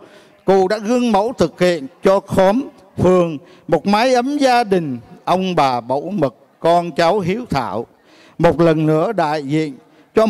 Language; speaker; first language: Vietnamese; native; Vietnamese